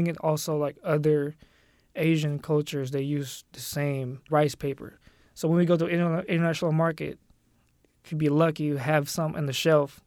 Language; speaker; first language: English; non-native, local second language; Filipino